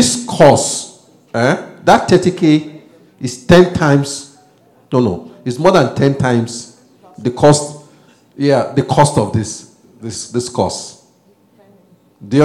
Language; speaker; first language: English; non-native, local second language; Yoruba